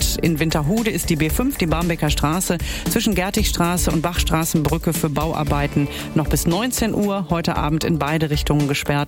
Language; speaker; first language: German; native; German